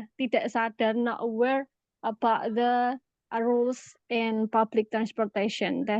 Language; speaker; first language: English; non-native, learner; Indonesian